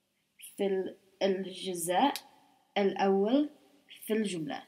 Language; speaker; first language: Arabic; non-native, learner; English